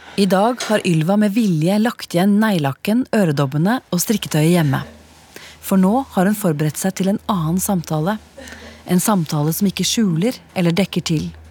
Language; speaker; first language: Norwegian; native; Norwegian